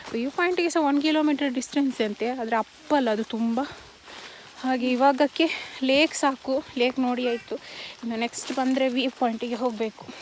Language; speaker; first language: Kannada; non-native, local second language; Tulu